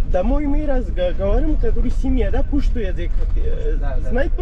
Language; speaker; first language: Russian; non-native, learner; Urdu